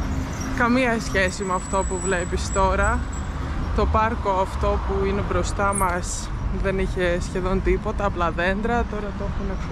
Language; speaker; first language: Greek; non-native, fluent; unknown